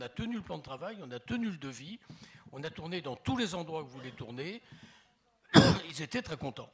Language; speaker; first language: French; native; French